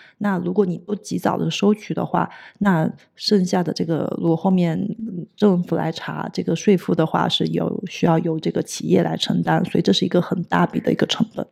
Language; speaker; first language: Chinese; native; Chinese